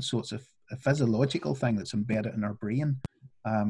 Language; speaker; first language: English; native; English